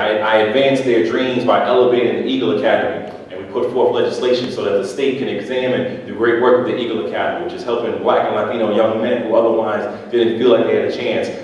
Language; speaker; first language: English; native; English